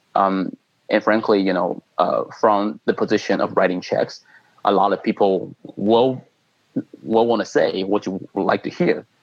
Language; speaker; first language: English; non-native, fluent; Chinese